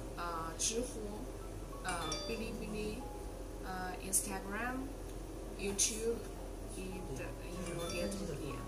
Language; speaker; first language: Russian; non-native, learner; Chinese